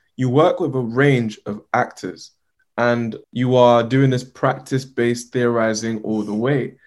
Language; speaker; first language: English; native; English